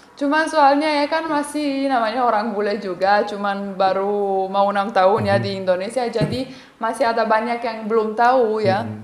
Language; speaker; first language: Indonesian; non-native, fluent; Romanian